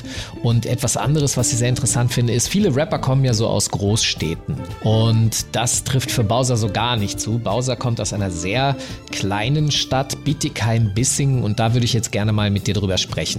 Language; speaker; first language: German; native; German